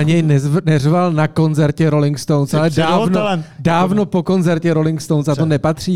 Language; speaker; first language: Czech; native; Czech